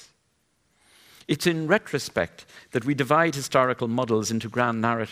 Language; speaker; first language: English; native; English